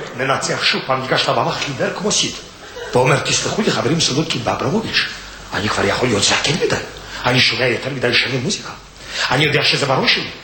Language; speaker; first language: Hebrew; non-native, fluent; Russian